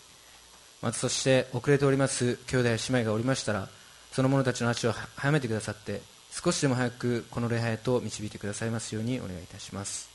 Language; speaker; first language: Japanese; native; Japanese